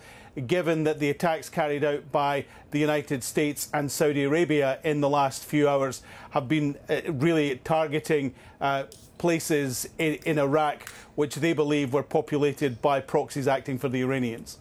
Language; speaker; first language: English; native; English